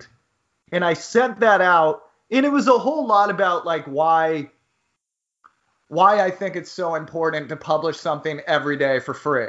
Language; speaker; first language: English; native; English